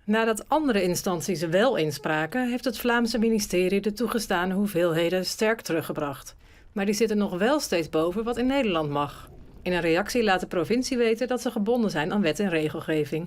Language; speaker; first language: Dutch; native; Dutch